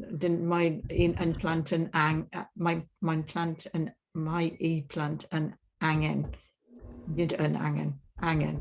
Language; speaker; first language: Welsh; non-native, learner; English